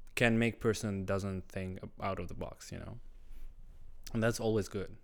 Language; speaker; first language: English; non-native, learner; Arabic